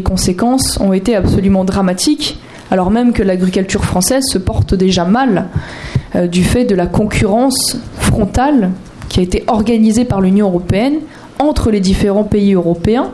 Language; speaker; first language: French; native; French